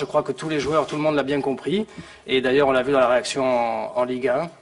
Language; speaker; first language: French; native; French